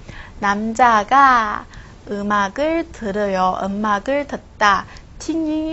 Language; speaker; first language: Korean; non-native, fluent; Chinese